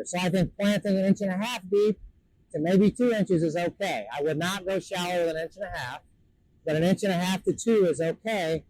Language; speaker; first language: English; native; English